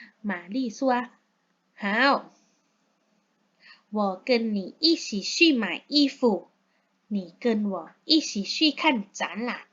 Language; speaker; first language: Chinese; non-native, learner; Thai